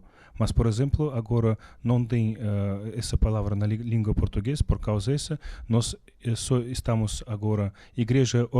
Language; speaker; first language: Portuguese; non-native, learner; Russian